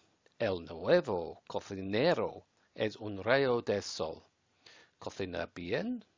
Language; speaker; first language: Spanish; non-native, learner; English